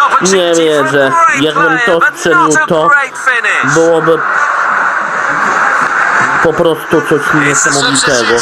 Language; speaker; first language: Polish; native; Polish